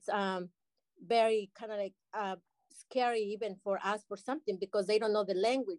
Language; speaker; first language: English; non-native, learner; Spanish